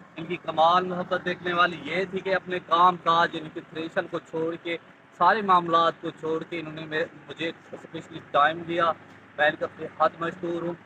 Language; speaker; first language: Urdu; non-native, local second language; Saraiki